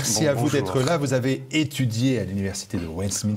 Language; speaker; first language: French; native; French